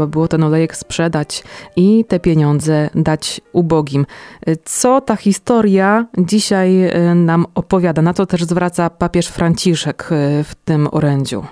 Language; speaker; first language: Polish; native; Polish